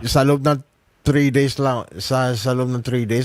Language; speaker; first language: Filipino; non-native, learner; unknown